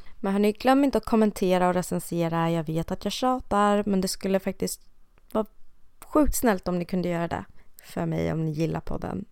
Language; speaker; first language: Swedish; native; Swedish